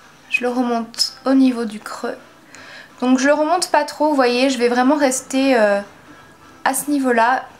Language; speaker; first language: French; native; French